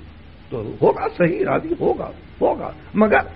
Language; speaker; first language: Urdu; native; Urdu